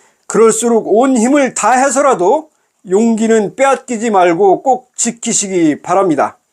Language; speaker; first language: Korean; native; Korean